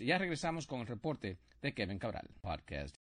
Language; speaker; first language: Spanish; native; Spanish